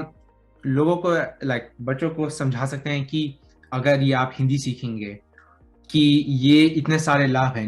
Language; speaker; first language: Hindi; early bilingual, heritage; Hindi